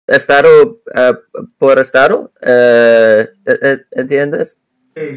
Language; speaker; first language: Spanish; non-native, learner; English